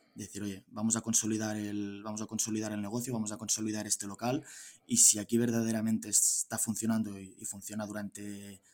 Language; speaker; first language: Spanish; native; Spanish